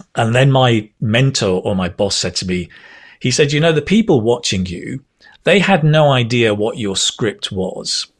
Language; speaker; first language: English; native; English